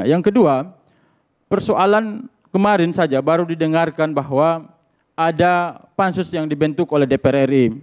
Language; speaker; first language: Indonesian; native; Indonesian